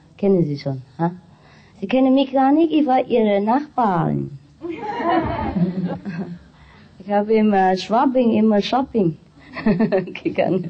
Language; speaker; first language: German; non-native, fluent; Vietnamese